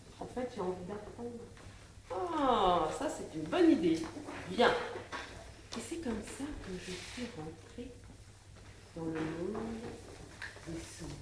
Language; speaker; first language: French; native; French